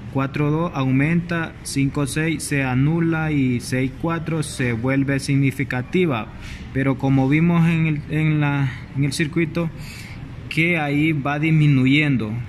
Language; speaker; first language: Spanish; native; Spanish